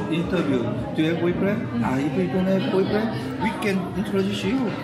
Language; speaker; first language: English; non-native, learner; Korean